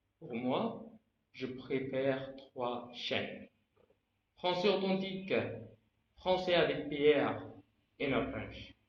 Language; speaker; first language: French; non-native, fluent; Arabic